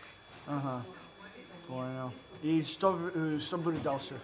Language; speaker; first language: Russian; non-native, learner; English